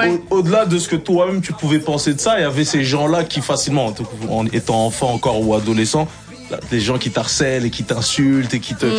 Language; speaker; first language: French; native; French